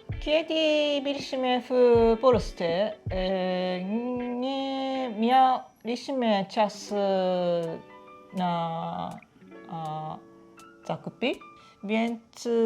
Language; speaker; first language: Polish; non-native, learner; Japanese